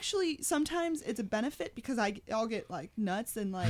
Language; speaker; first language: English; native; English